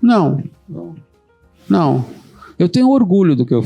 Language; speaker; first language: Portuguese; native; Portuguese